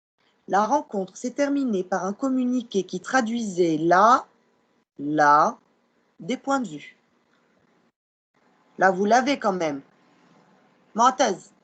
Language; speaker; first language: French; non-native, local second language; Arabic